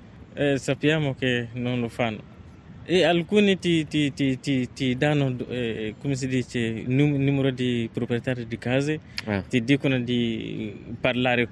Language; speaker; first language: Italian; non-native, learner; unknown